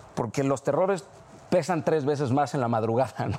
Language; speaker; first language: Spanish; native; Spanish